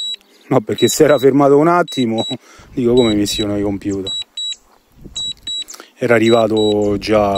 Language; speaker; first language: Italian; native; Italian